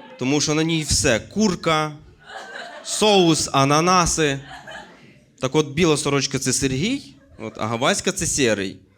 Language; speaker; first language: Ukrainian; native; Ukrainian